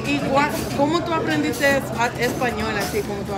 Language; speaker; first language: Spanish; non-native, fluent; English